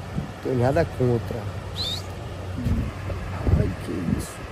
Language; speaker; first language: Portuguese; native; Portuguese